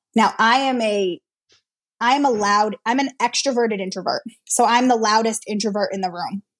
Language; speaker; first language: English; native; English